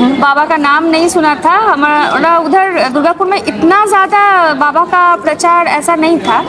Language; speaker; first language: Hindi; non-native, local second language; Bangla